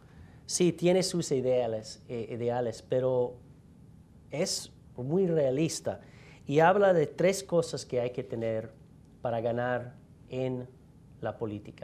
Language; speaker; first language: Spanish; non-native, fluent; English